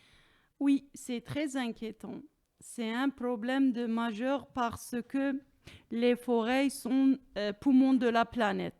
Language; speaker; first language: French; non-native, learner; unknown